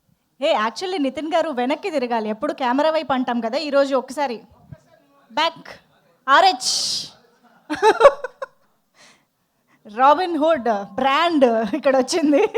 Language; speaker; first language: Telugu; native; Telugu